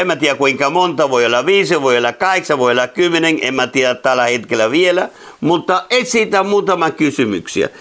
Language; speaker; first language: Finnish; non-native, fluent; Spanish